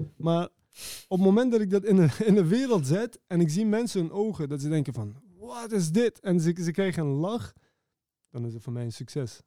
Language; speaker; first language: Dutch; early bilingual, other home language; Persian